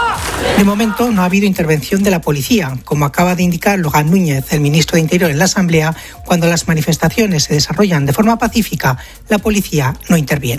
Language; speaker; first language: Spanish; native; Spanish